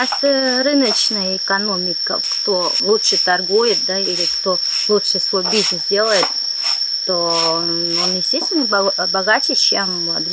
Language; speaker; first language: Russian; early bilingual, other home language; Vietnamese